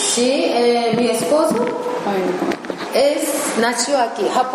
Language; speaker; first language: Spanish; non-native, learner; Japanese